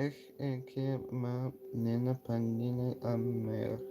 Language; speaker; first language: Icelandic; non-native, learner; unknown